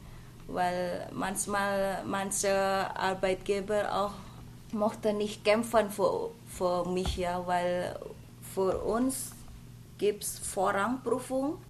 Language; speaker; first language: German; non-native, learner; Indonesian